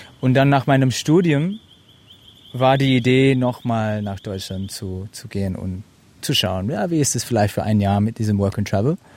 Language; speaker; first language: German; non-native, fluent; English